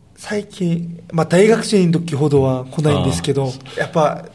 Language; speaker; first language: Japanese; early bilingual, other home language; Korean